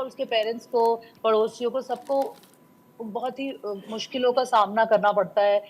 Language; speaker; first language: Hindi; non-native, local second language; Bhojpuri